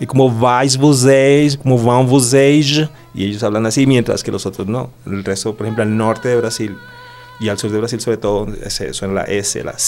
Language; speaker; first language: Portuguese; non-native, fluent; Spanish